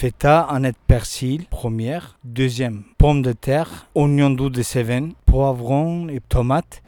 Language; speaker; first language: French; non-native, learner; Turkish